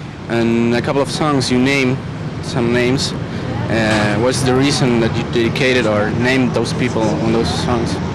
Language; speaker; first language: English; non-native, fluent; Spanish